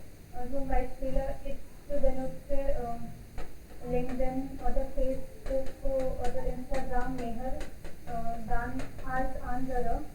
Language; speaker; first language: German; non-native, learner; Hindi